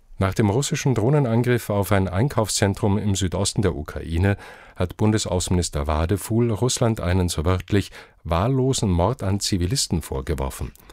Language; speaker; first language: German; native; German